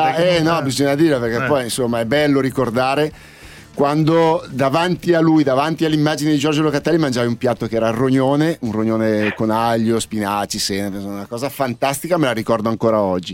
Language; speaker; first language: Italian; native; Italian